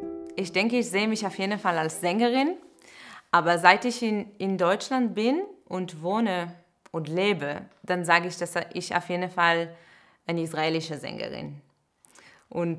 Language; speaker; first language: German; non-native, fluent; Hebrew